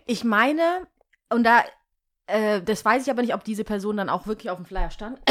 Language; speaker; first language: German; early bilingual, other home language; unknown